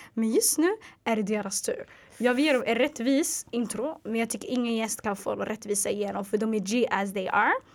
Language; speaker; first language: Swedish; early bilingual, other home language; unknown